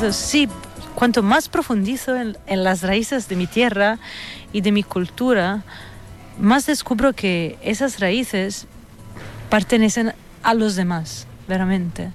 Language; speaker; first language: Spanish; non-native, fluent; Italian